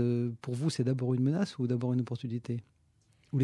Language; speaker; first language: French; native; French